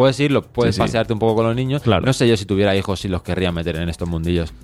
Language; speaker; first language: Spanish; native; Spanish